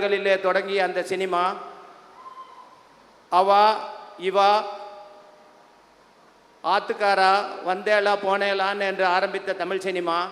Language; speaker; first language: Tamil; native; Tamil